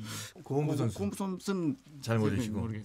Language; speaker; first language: Korean; native; Korean